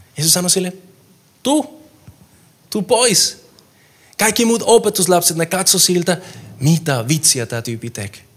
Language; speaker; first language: Finnish; non-native, fluent; Spanish